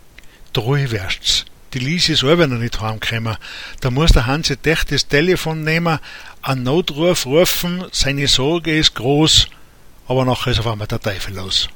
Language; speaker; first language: German; native; German